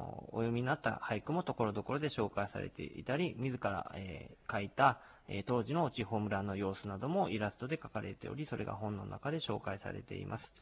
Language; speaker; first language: Japanese; native; Japanese